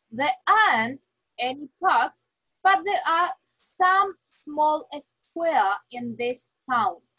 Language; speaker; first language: English; non-native, fluent; Spanish